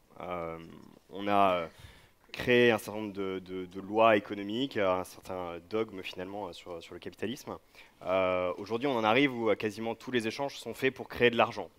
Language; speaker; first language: French; native; French